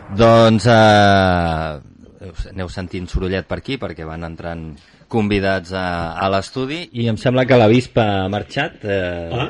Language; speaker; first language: Catalan; native; Catalan